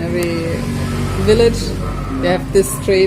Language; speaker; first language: English; non-native, fluent; German